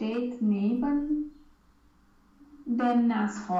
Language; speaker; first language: German; non-native, learner; Romanian